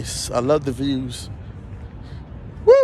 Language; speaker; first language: English; native; English